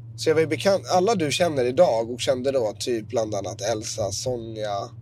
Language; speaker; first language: Swedish; native; Swedish